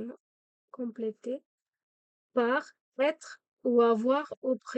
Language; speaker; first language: French; non-native, fluent; Tamil